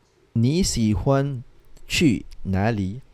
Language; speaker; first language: Chinese; non-native, fluent; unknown